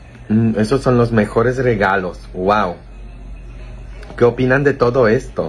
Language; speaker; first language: Spanish; non-native, fluent; Polish